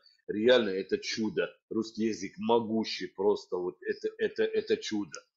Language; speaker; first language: Russian; non-native, fluent; Arabic